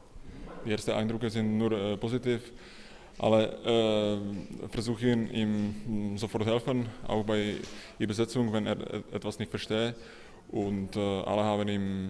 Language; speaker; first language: German; non-native, fluent; Czech